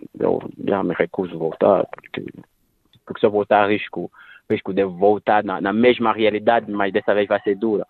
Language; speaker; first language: Portuguese; early bilingual, other home language; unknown